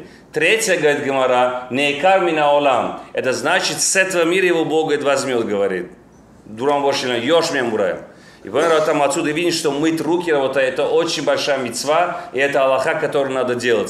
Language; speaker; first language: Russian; non-native, local second language; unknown